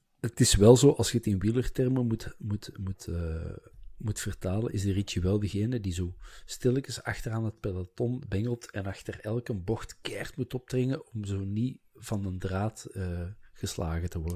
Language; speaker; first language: Dutch; native; Dutch